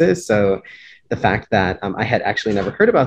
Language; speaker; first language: English; early bilingual, other home language; Spanish